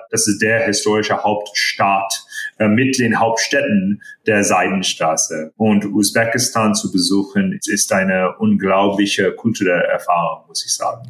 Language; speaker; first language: German; non-native, fluent; English